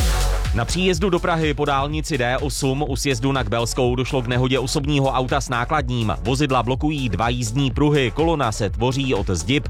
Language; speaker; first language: Czech; native; Czech